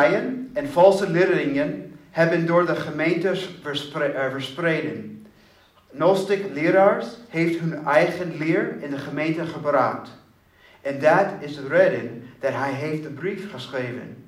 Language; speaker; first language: Dutch; non-native, learner; English